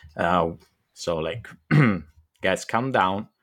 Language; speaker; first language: English; non-native, fluent; Italian